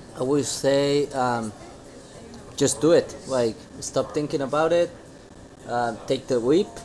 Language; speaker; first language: English; non-native, fluent; Spanish